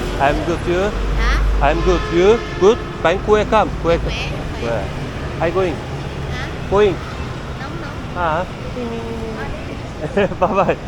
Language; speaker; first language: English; non-native, learner; Turkish